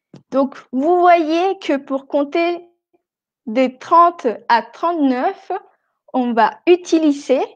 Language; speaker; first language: French; non-native, fluent; Spanish